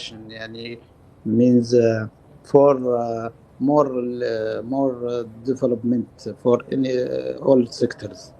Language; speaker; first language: English; non-native, learner; Arabic